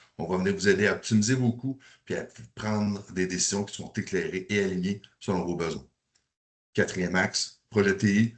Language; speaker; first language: French; native; French